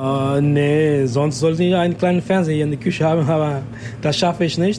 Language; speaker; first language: German; non-native, fluent; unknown